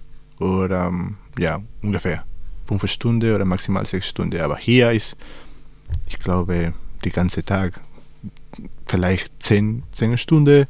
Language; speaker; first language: German; non-native, learner; Spanish